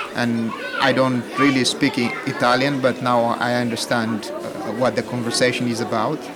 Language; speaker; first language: English; non-native, fluent; Amharic